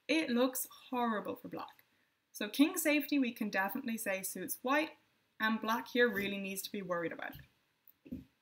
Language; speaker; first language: English; native; English